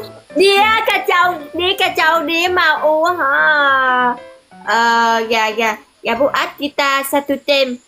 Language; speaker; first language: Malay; non-native, learner; Vietnamese